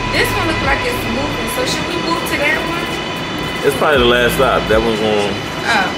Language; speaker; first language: English; native; English